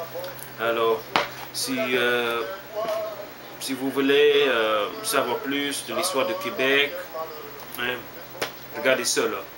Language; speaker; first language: French; non-native, learner; English